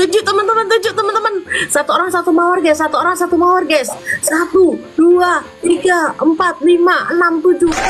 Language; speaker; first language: Indonesian; native; Indonesian